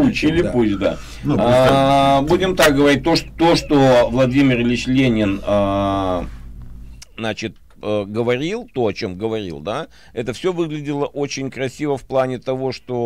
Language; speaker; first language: Russian; native; Russian